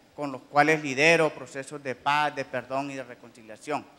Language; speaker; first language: Spanish; native; Spanish